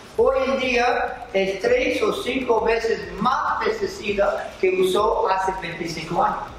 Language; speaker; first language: Spanish; non-native, fluent; English